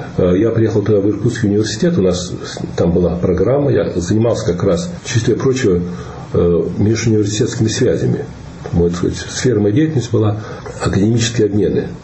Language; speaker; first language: Russian; native; Russian